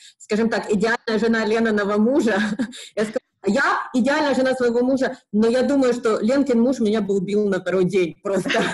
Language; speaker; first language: Russian; native; Russian